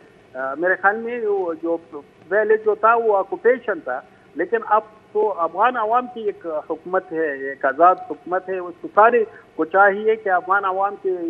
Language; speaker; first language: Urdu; non-native, fluent; Pashto